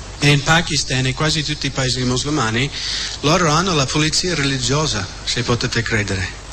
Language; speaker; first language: Italian; non-native, fluent; English